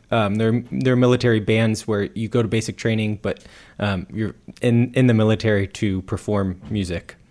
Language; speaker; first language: English; native; English